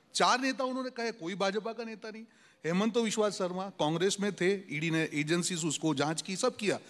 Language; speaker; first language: Hindi; non-native, local second language; Gujarati